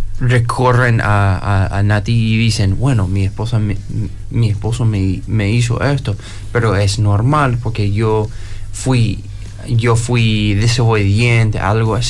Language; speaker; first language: Spanish; non-native, fluent; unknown